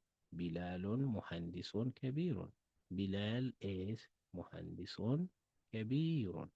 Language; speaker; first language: Arabic; non-native, fluent; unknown